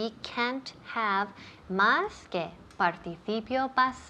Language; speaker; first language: Spanish; non-native, fluent; English